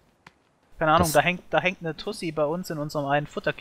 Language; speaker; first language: German; native; German